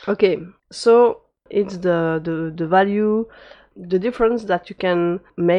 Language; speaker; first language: English; non-native, fluent; French